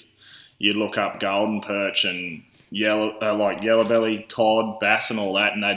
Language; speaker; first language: English; native; English